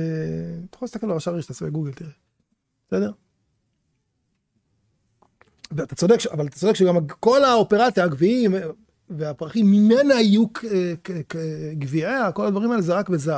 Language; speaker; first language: Hebrew; native; Hebrew